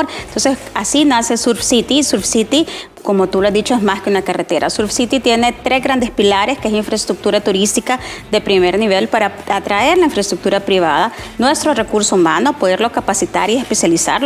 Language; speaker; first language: Spanish; native; Spanish